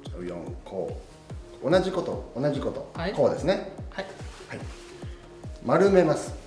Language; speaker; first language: Japanese; non-native, learner; Korean